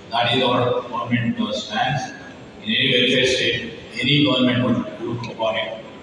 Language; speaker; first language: English; non-native, local second language; Telugu